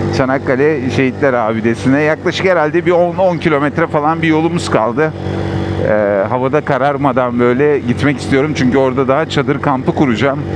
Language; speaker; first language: Turkish; early bilingual, heritage; Turkish